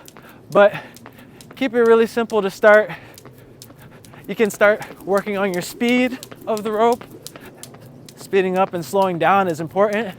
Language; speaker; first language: English; native; English